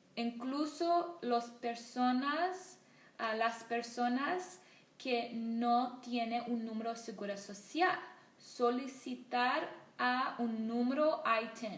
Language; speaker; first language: Spanish; non-native, learner; English